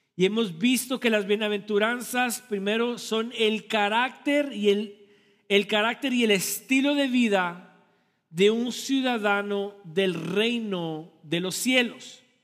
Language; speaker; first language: Spanish; early bilingual, heritage; Spanish